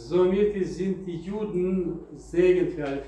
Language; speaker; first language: German; non-native, fluent; Russian